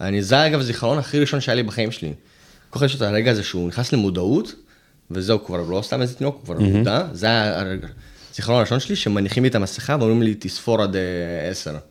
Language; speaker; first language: Hebrew; early bilingual, other home language; Russian